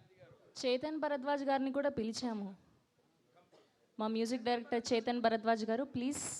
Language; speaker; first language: Telugu; native; Telugu